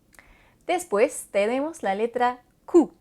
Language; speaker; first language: Spanish; non-native, fluent; French